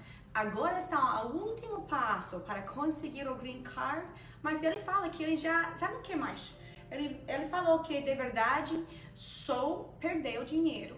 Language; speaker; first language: Portuguese; non-native, fluent; Spanish